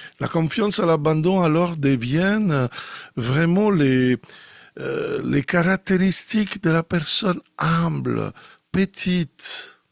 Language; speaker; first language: French; non-native, fluent; Italian